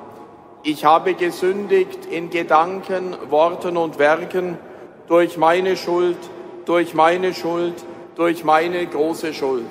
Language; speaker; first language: German; native; German